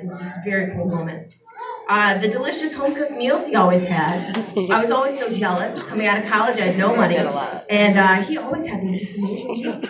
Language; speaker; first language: English; native; English